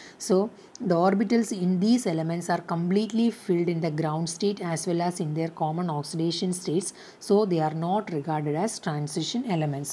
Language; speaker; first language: English; non-native, local second language; Malayalam